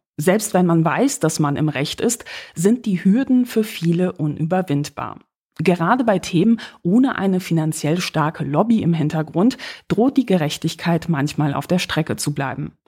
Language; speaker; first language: German; early bilingual, other home language; Polish